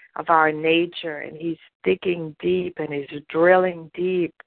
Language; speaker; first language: English; non-native, fluent; German